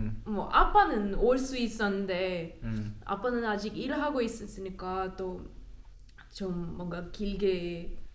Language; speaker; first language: Korean; non-native, learner; German